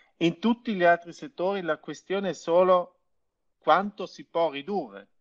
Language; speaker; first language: Italian; non-native, local second language; German